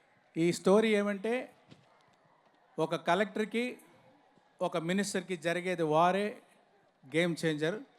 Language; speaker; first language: Telugu; non-native, local second language; Tamil